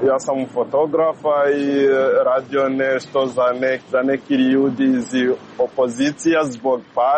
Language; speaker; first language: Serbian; non-native, learner; Rundi